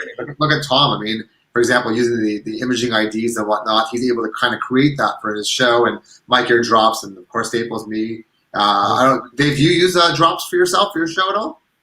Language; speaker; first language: English; native; English